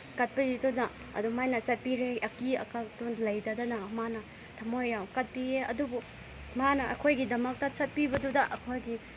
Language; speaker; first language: Manipuri; non-native, local second language; Rongmei Naga